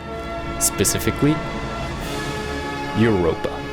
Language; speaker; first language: English; native; English